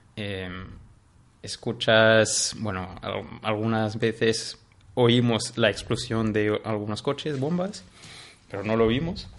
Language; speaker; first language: Spanish; non-native, fluent; Arabic